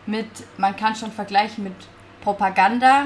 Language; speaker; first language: German; native; German